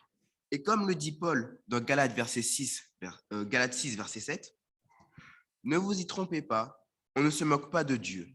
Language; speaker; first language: French; native; French